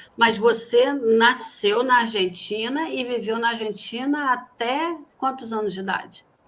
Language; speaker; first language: Portuguese; native; Portuguese